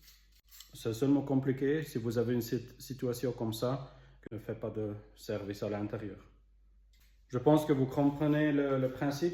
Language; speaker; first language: French; non-native, local second language; German